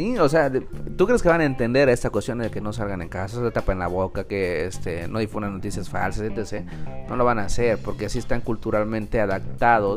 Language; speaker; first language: Spanish; native; Spanish